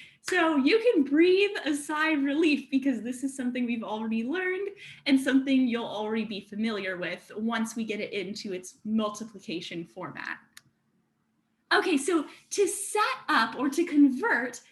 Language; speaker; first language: English; native; English